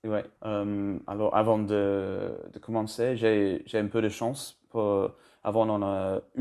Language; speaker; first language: French; non-native, learner; English